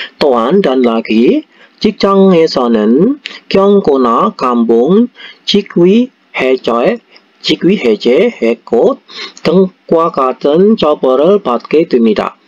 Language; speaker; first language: Korean; non-native, learner; Indonesian